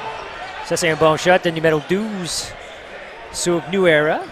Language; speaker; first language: French; non-native, local second language; English